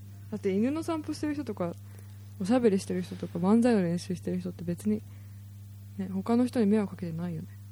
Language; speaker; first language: Japanese; early bilingual, heritage; Japanese